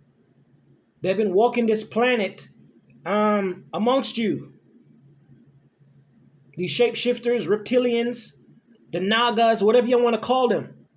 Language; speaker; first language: English; native; English